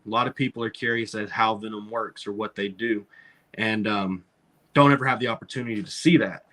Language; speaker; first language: English; native; English